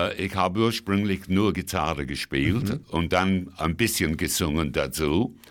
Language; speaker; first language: German; non-native, fluent; English